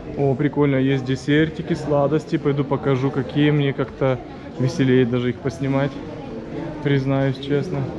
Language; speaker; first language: Russian; native; Russian